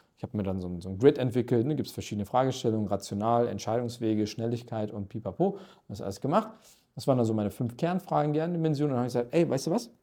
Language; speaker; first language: German; early bilingual, other home language; Turkish